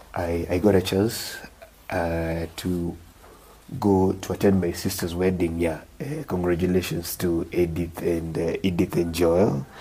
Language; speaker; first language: English; non-native, local second language; Luo (Kenya and Tanzania)